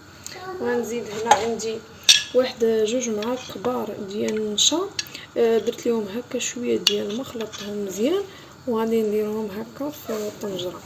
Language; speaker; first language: Arabic; native; Arabic